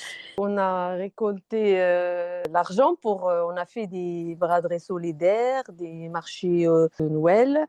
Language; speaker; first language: French; non-native, fluent; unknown